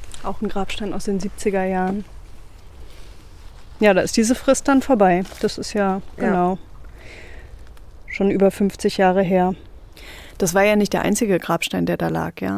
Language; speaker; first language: German; native; German